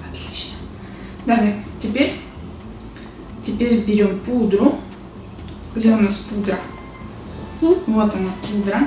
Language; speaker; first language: Russian; native; Russian